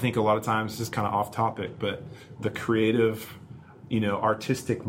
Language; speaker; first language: English; native; English